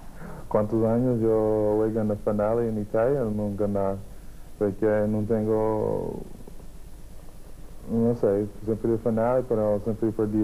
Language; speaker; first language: Spanish; non-native, learner; English